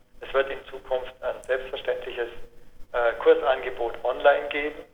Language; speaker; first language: German; native; German